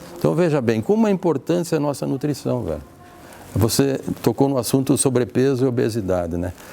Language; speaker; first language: Portuguese; native; Portuguese